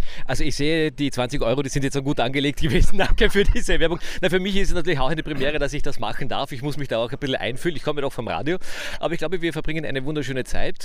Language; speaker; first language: German; native; German